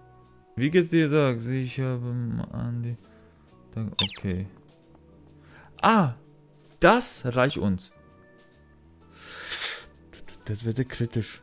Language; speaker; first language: German; non-native, learner; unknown